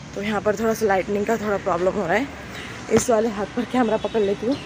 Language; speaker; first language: Hindi; non-native, local second language; Urdu